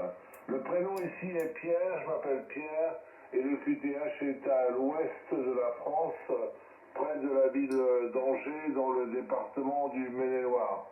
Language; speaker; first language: French; native; French